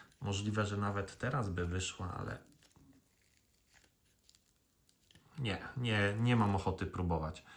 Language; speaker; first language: Polish; native; Polish